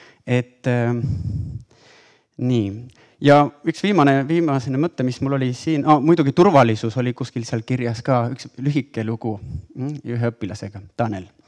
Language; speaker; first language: Estonian; non-native, fluent; Spanish